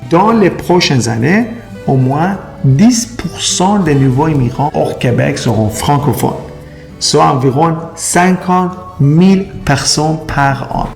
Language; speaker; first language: French; non-native, fluent; Persian